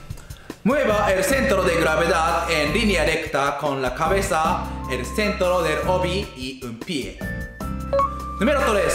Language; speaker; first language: Spanish; non-native, learner; Japanese